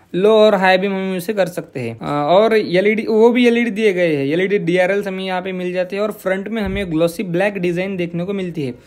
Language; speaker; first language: Hindi; non-native, local second language; Marathi